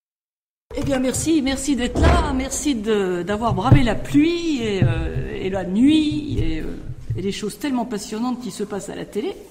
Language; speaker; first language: French; native; French